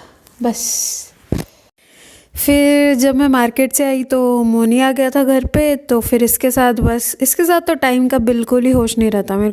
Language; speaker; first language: Hindi; native; Hindi